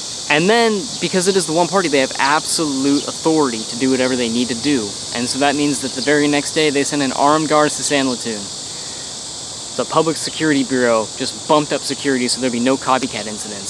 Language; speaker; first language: English; native; English